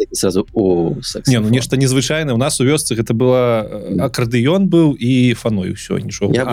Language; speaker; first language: Belarusian; non-native, local second language; Russian